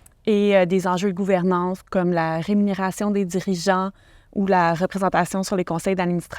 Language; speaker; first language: French; native; French